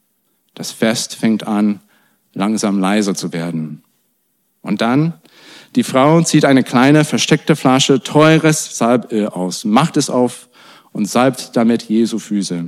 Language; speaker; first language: German; non-native, fluent; English